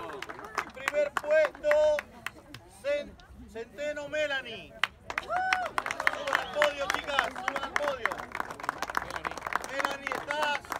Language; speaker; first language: Spanish; native; Spanish